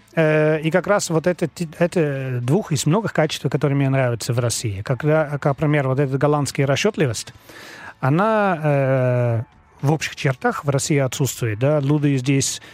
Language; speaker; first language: Russian; non-native, learner; Dutch